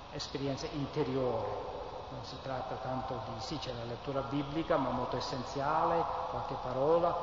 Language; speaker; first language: Italian; non-native, fluent; English